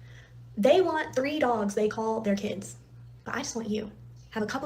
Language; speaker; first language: English; native; English